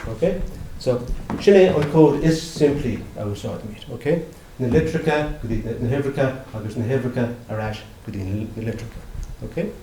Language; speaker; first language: Irish; non-native, local second language; English